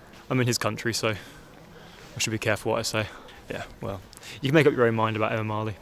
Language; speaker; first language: English; native; English